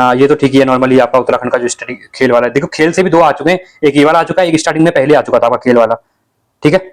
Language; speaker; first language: Hindi; native; Hindi